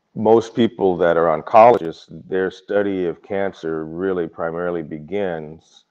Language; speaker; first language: English; native; English